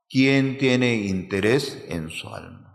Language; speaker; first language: Spanish; non-native, fluent; Korean